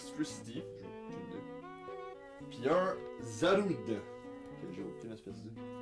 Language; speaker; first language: French; native; French